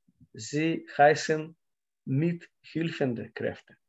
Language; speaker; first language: German; non-native, learner; Russian